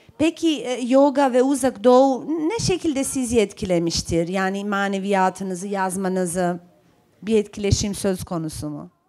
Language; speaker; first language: Turkish; non-native, fluent; Bosnian